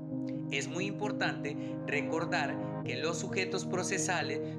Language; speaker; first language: Spanish; native; Spanish